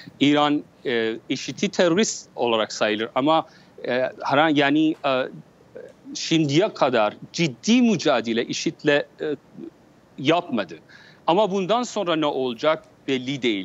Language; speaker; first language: Turkish; non-native, learner; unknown